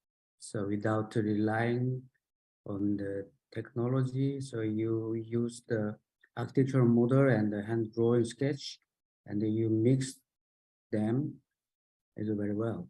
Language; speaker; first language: English; non-native, learner; Japanese